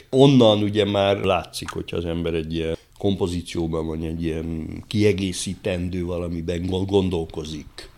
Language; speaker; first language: Hungarian; native; Hungarian